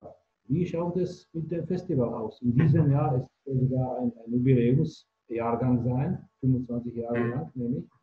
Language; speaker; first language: German; non-native, fluent; Czech